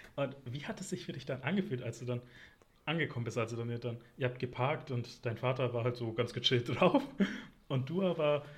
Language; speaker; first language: German; native; German